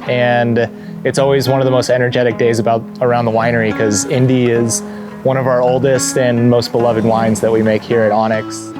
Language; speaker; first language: English; native; English